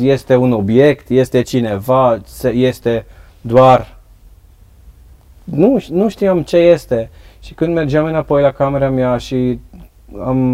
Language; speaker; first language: Romanian; non-native, learner; Dutch